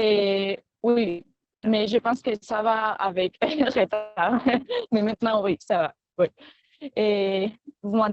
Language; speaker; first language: French; non-native, fluent; Spanish